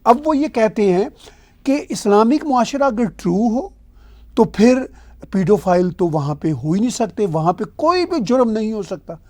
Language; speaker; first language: Urdu; non-native, local second language; Punjabi